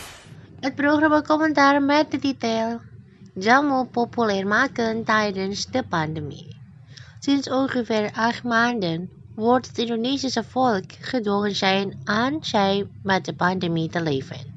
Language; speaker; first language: Dutch; non-native, fluent; Indonesian